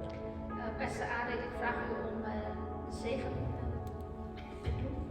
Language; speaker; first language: Dutch; non-native, fluent; Indonesian